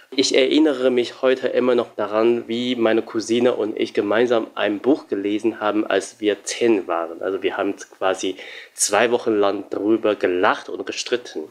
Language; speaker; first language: German; non-native, fluent; Chinese